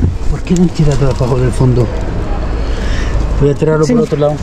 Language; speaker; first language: Spanish; native; Spanish